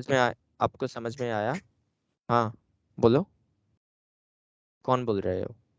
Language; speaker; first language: Hindi; non-native, local second language; Bangla